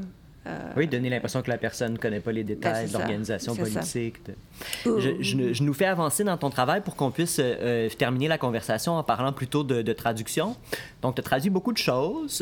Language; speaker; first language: French; native; French